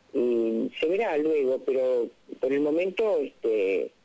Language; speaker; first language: Spanish; native; Spanish